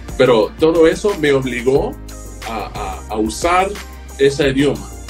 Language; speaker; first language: Spanish; non-native, fluent; English